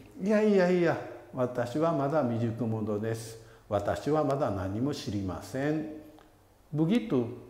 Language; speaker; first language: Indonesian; non-native, fluent; Japanese